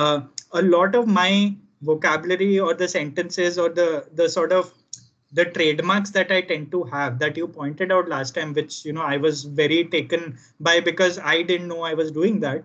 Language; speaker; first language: English; non-native, local second language; Gujarati